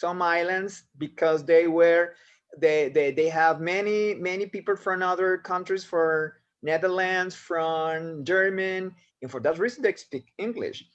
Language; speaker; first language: English; non-native, fluent; Spanish